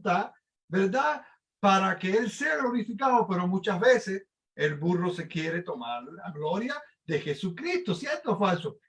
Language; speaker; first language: Spanish; native; Spanish